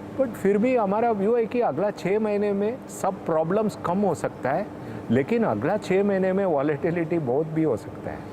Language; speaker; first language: Hindi; non-native, local second language; Tamil